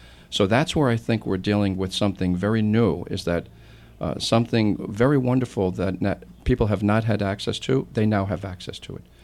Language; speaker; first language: English; native; English